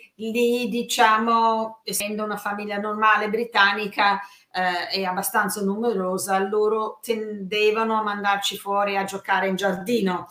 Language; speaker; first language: Italian; non-native, fluent; English